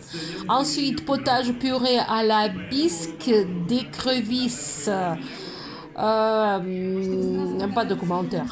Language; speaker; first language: French; non-native, fluent; Russian